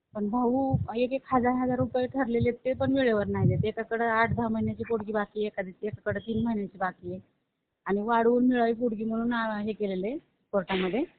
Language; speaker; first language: Marathi; native; Marathi